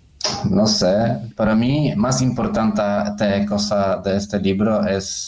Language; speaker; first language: Spanish; non-native, learner; Polish